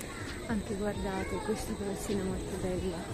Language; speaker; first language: Italian; non-native, learner; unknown